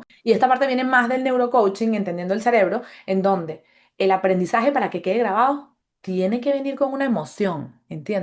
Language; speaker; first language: Spanish; native; Spanish